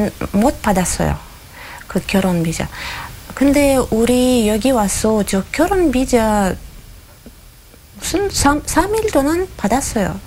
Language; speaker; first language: Korean; non-native, learner; Russian